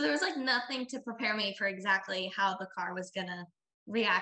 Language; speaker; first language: English; native; English